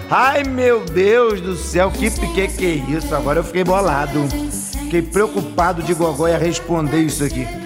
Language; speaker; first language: Portuguese; native; Portuguese